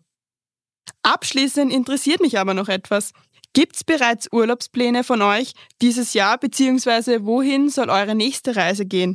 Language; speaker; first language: German; native; German